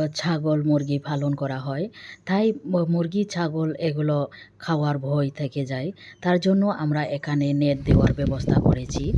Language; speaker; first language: Bangla; non-native, local second language; Bodo